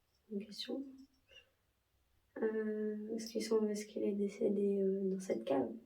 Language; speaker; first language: French; native; French